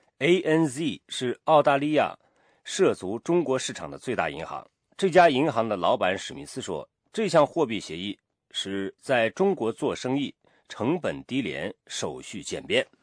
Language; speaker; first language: Chinese; native; Chinese